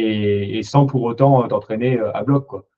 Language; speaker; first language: French; native; French